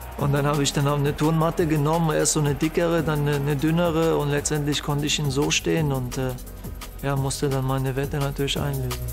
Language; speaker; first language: German; early bilingual, other home language; Polish